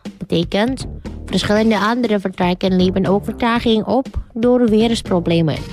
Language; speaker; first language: Dutch; non-native, fluent; Indonesian